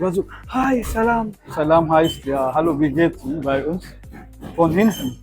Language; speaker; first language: German; non-native, fluent; Amharic